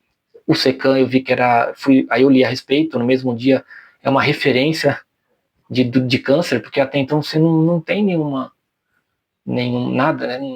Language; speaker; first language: Portuguese; native; Portuguese